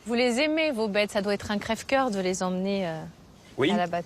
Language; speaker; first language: French; native; French